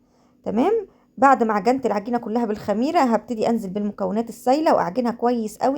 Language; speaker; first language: Arabic; native; Arabic